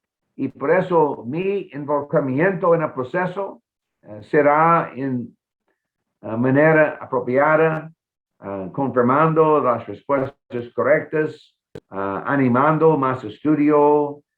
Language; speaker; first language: Spanish; non-native, fluent; English